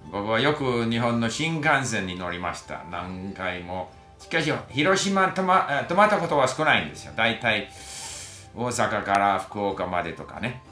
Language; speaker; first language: Japanese; non-native, fluent; English